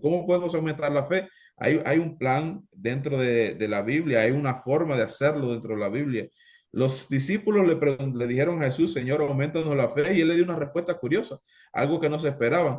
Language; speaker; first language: Spanish; native; Spanish